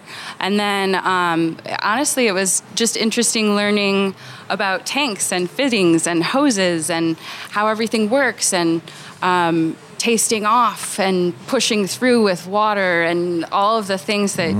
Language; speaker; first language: English; native; English